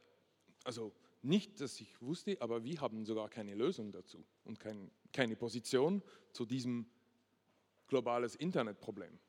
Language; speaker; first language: German; non-native, local second language; French